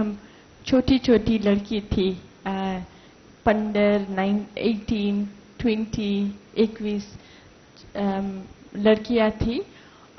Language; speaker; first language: Hindi; non-native, learner; English